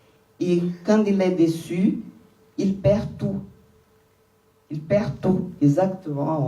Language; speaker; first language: French; non-native, fluent; Portuguese